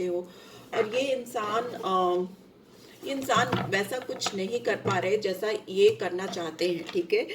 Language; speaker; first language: Hindi; native; Hindi